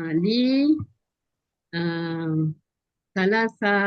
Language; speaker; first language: Arabic; non-native, learner; Malay